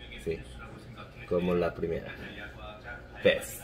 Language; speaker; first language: Spanish; non-native, learner; Korean